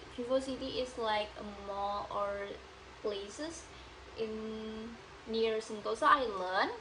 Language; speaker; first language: English; non-native, learner; Indonesian